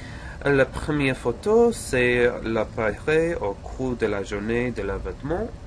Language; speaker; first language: French; non-native, learner; English